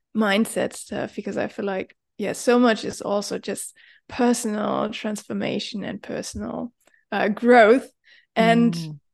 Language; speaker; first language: English; non-native, fluent; German